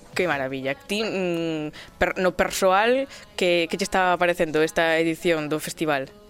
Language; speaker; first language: Galician; native; Galician